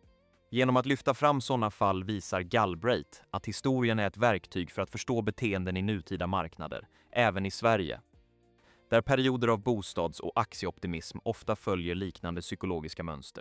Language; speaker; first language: Swedish; native; Swedish